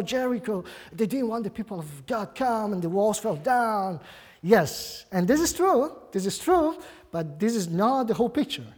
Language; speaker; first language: English; non-native, fluent; Portuguese